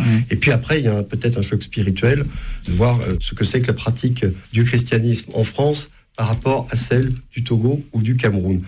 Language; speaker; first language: French; native; French